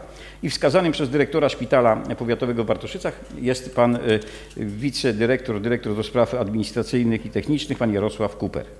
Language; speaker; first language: Polish; native; Polish